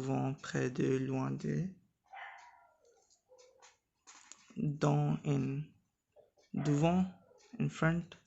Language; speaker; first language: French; non-native, learner; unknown